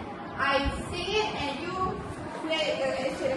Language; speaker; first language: English; non-native, learner; Malay